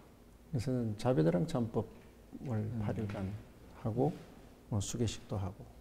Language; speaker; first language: Korean; native; Korean